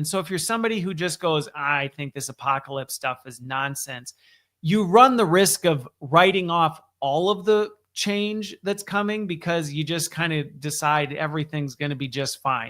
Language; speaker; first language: English; native; English